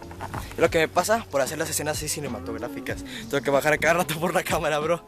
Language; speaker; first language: Spanish; native; Spanish